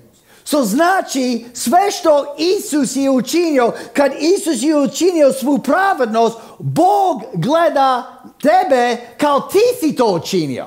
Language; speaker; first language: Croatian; non-native, fluent; English